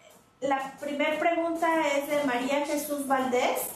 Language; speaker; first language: Spanish; native; Spanish